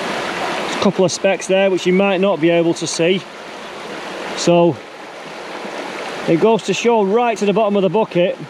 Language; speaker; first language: English; native; English